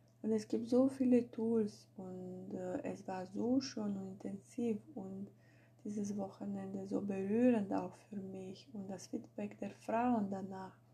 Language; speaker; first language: German; non-native, fluent; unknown